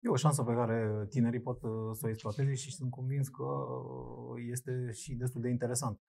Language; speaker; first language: Romanian; native; Romanian